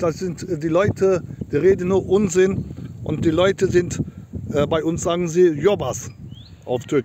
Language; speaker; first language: German; non-native, learner; Turkish